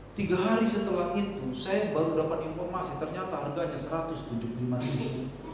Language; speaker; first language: Indonesian; non-native, local second language; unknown